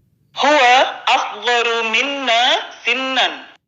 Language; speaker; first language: Arabic; non-native, fluent; Indonesian